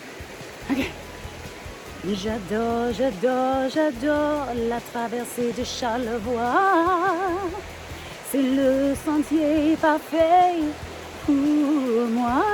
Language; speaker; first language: French; non-native, learner; English